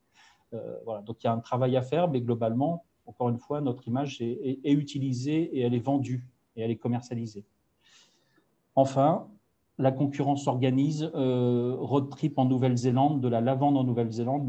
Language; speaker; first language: French; native; French